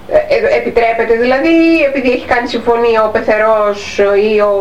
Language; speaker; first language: Greek; native; Greek